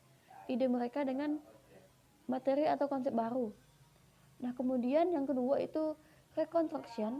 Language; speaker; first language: Indonesian; native; Indonesian